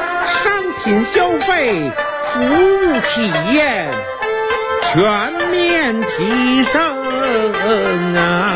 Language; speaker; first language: Chinese; native; Chinese